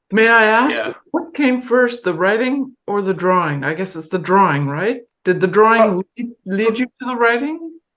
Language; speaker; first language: English; non-native, fluent; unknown